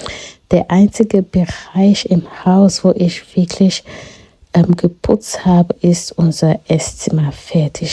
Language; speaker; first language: German; non-native, fluent; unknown